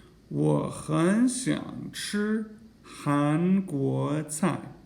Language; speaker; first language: Chinese; non-native, fluent; English